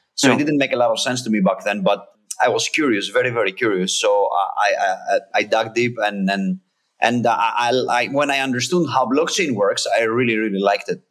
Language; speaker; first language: English; non-native, fluent; Greek